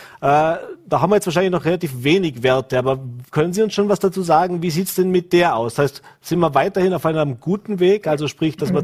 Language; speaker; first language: German; native; German